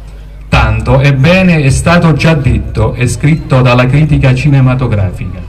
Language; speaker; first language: Italian; native; Italian